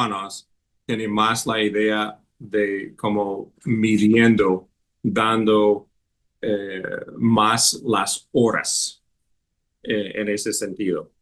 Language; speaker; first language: Spanish; non-native, fluent; English